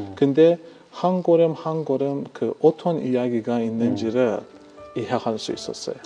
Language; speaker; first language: Korean; non-native, learner; Persian